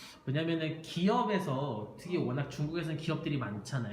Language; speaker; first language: Korean; native; Korean